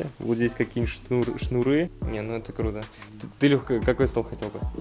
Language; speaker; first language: Russian; native; Russian